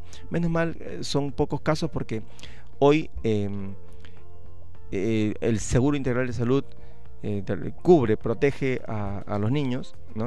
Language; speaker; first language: Spanish; native; Spanish